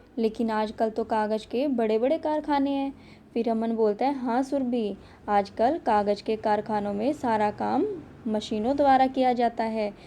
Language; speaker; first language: Hindi; native; Hindi